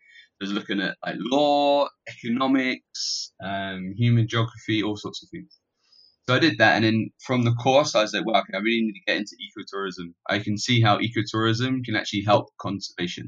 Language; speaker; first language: English; native; English